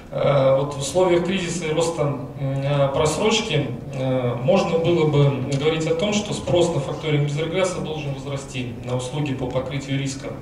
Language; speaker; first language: Russian; native; Russian